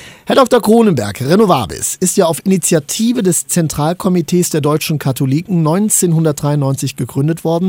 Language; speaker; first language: German; native; German